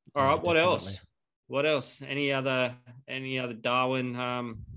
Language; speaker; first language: English; native; English